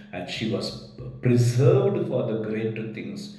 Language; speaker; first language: English; non-native, local second language; Tamil